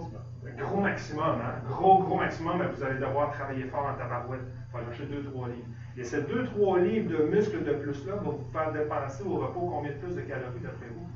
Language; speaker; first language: French; native; French